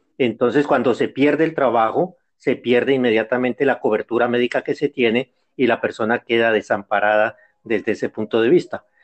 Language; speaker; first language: Spanish; native; Spanish